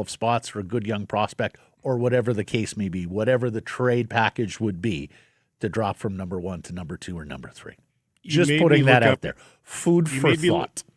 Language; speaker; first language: English; native; English